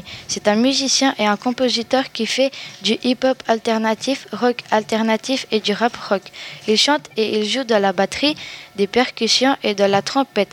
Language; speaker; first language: French; native; French